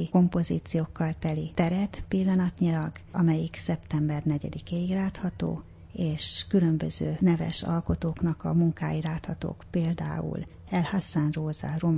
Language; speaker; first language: Hungarian; native; Hungarian